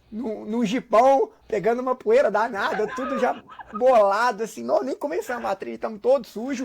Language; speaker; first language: Portuguese; native; Portuguese